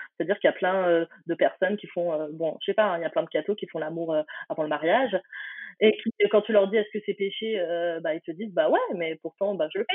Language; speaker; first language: French; early bilingual, other home language; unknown